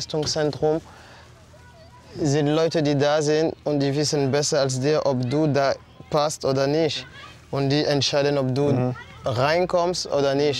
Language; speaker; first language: German; non-native, fluent; French